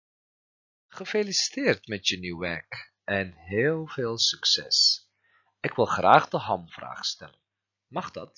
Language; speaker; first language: Dutch; non-native, fluent; Turkish